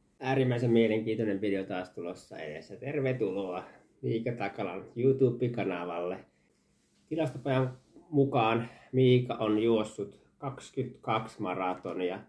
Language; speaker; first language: Finnish; early bilingual, heritage; Finnish